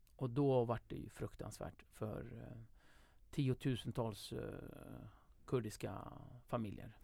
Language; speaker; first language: Swedish; early bilingual, other home language; Kurdish